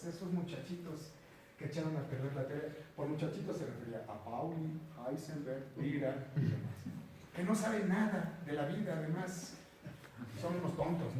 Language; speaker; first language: Spanish; native; Spanish